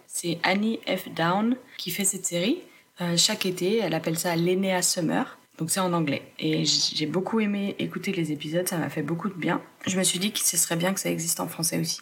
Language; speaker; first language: French; native; French